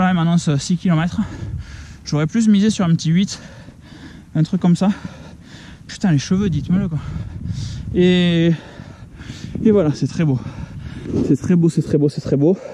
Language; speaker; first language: French; native; French